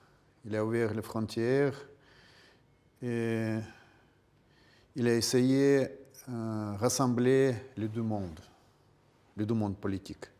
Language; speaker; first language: French; non-native, fluent; Russian